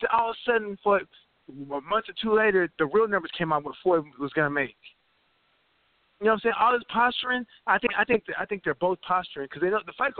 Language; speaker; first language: English; native; English